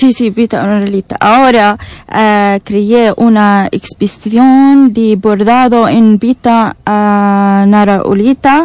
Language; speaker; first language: Spanish; non-native, learner; Arabic